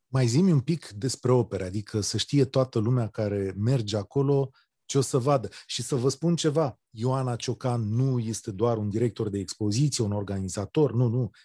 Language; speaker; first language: Romanian; native; Romanian